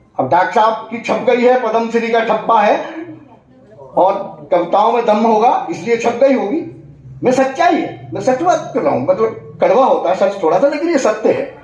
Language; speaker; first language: Hindi; native; Hindi